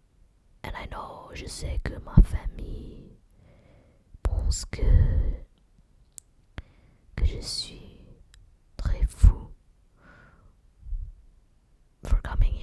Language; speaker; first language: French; non-native, learner; English